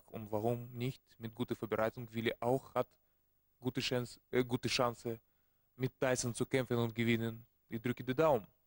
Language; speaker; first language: German; non-native, learner; Russian